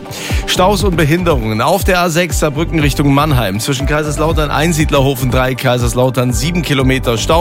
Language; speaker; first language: German; native; German